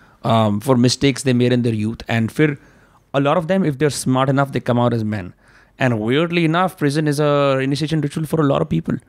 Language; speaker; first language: English; non-native, local second language; Hindi